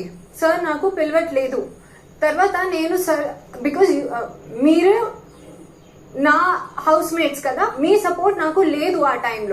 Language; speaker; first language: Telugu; non-native, learner; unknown